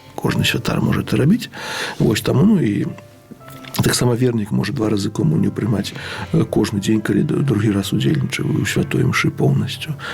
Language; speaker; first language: Belarusian; native; Belarusian